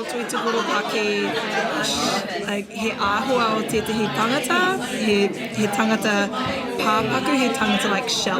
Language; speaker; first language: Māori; non-native, local second language; English